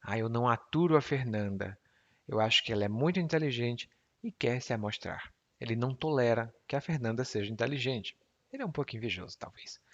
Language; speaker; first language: Portuguese; native; Portuguese